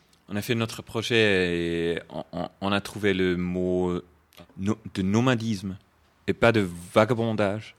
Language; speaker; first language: French; non-native, fluent; German